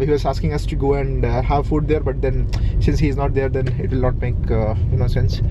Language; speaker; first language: Hindi; native; Hindi